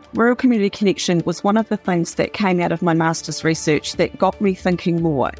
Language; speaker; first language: English; native; English